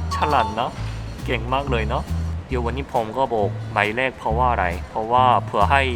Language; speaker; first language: Thai; non-native, fluent; Korean